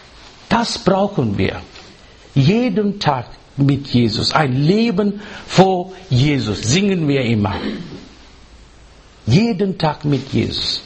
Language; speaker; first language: German; non-native, learner; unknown